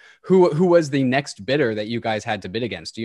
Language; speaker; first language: English; native; English